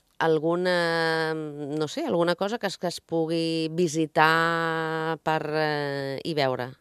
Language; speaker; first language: Catalan; native; Catalan